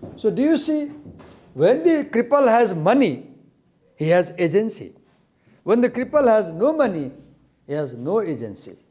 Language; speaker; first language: English; non-native, local second language; Nepali